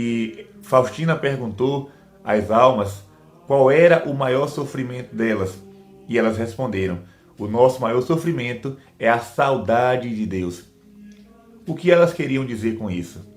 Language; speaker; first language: Portuguese; native; Portuguese